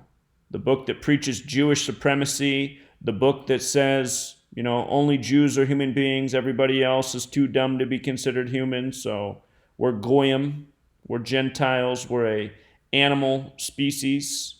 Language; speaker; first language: English; native; English